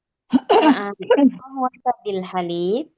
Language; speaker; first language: Arabic; non-native, fluent; Indonesian